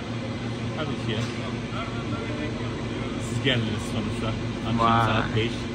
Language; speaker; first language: Turkish; native; Turkish